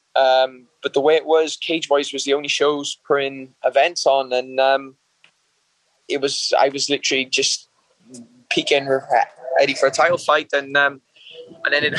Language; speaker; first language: English; native; English